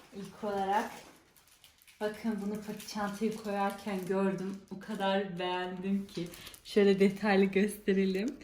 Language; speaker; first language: Turkish; early bilingual, heritage; Turkish